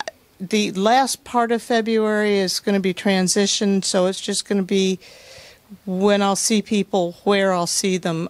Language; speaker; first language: English; native; English